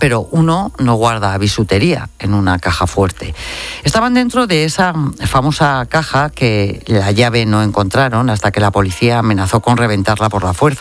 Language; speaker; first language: Spanish; native; Spanish